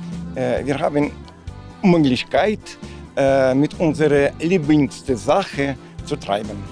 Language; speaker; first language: German; non-native, learner; Russian